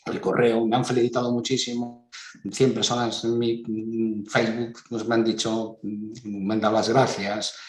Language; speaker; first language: Spanish; native; Spanish